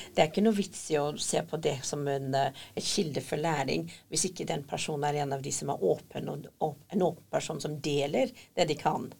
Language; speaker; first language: Norwegian; non-native, fluent; English